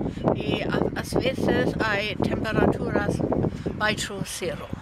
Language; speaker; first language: Galician; non-native, learner; German